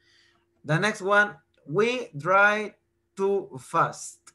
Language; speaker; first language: English; non-native, fluent; Spanish